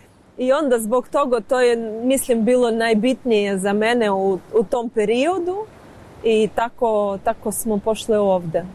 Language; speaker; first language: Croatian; non-native, learner; Ukrainian